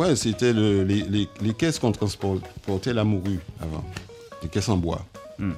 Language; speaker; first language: French; native; French